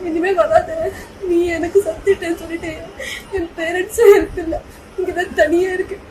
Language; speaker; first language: Tamil; non-native, local second language; Kannada